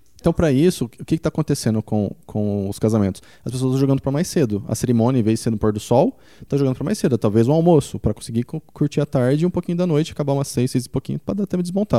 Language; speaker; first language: Portuguese; native; Portuguese